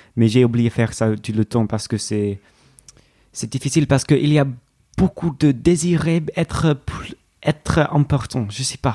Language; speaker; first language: French; non-native, learner; English